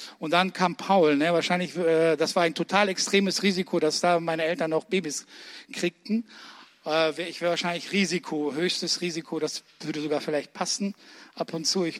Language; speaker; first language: German; early bilingual, other home language; Russian